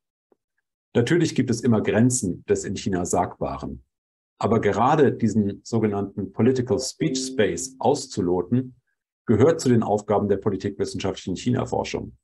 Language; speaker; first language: German; native; German